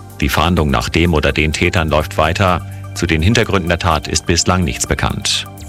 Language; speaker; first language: German; native; German